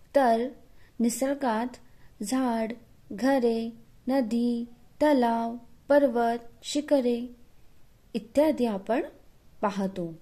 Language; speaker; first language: Marathi; non-native, local second language; Urdu